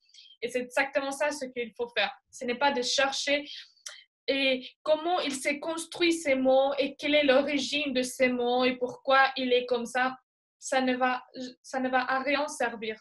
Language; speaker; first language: French; non-native, fluent; Spanish